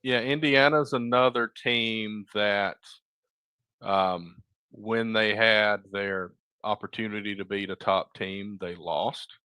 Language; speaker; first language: English; native; English